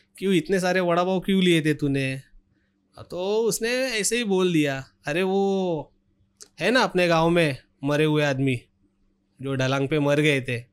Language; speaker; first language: Hindi; non-native, local second language; Marathi